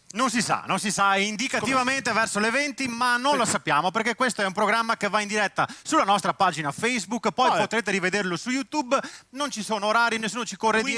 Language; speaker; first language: Italian; native; Italian